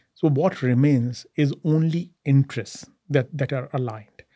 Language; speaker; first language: English; non-native, local second language; Hindi